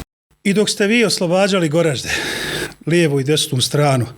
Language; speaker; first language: Bosnian; native; Bosnian